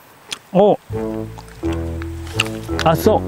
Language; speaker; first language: Korean; native; Korean